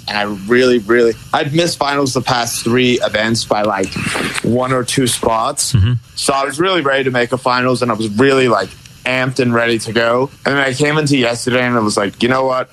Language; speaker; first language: English; native; English